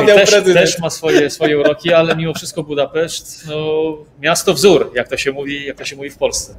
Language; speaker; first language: Polish; native; Polish